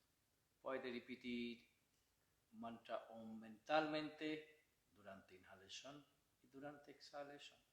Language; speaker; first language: Spanish; non-native, learner; Bangla